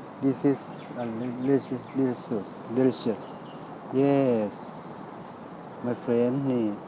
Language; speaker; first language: English; non-native, learner; Thai